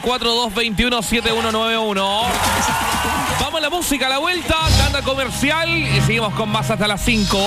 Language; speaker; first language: Spanish; native; Spanish